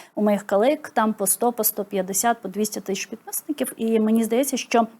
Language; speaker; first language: Ukrainian; non-native, local second language; Crimean Tatar